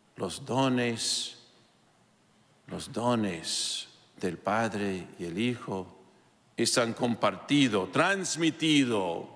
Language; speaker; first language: Spanish; non-native, fluent; English